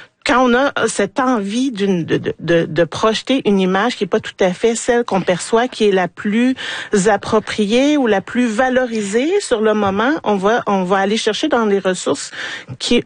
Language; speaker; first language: French; native; French